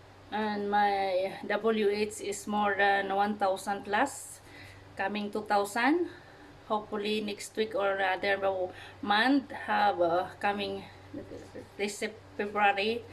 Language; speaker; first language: English; non-native, learner; Cebuano